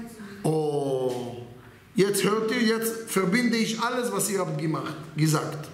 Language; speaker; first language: German; non-native, fluent; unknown